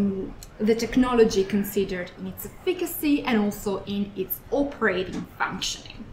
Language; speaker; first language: English; non-native, fluent; Italian